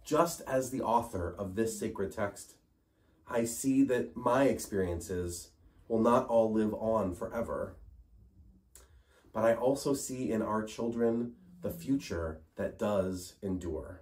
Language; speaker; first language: English; native; English